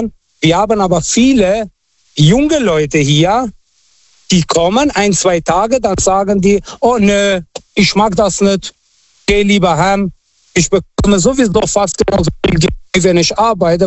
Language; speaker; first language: German; non-native, fluent; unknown